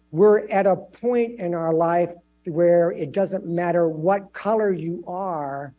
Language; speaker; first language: English; native; English